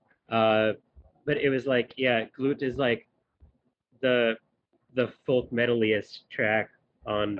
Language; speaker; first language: English; native; English